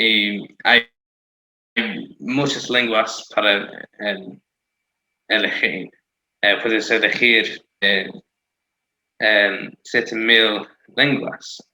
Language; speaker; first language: Spanish; non-native, fluent; English